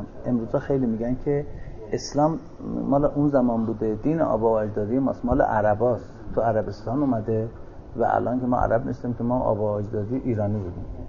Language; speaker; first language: Persian; native; Persian